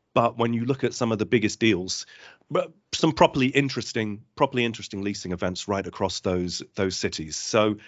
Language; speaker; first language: English; native; English